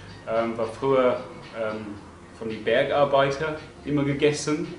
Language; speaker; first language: German; non-native, fluent; English